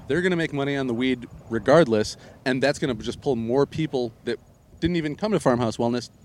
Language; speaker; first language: English; native; English